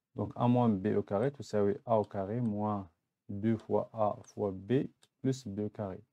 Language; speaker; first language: French; non-native, local second language; Arabic